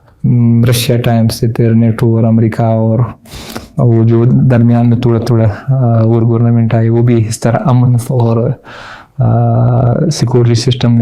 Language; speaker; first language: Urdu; non-native, learner; Pashto